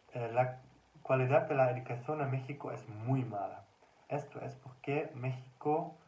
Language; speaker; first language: Spanish; non-native, learner; Dutch